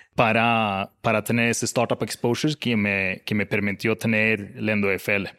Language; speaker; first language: Spanish; non-native, fluent; Swedish